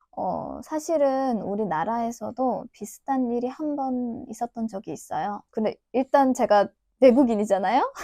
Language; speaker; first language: Korean; non-native, fluent; Turkish